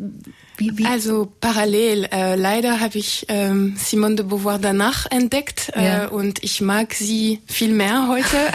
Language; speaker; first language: German; non-native, fluent; French